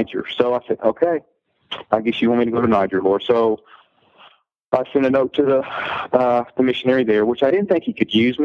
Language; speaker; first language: English; native; English